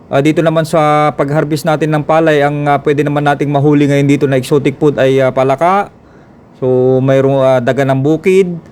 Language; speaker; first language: Filipino; non-native, local second language; Iloko